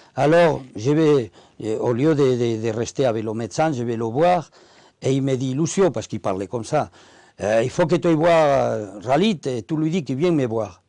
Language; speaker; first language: French; non-native, fluent; Spanish